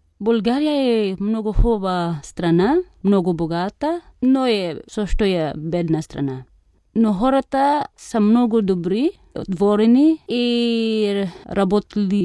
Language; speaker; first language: Bulgarian; non-native, fluent; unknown